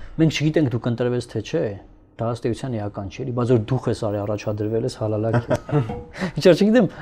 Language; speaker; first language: Armenian; native; Armenian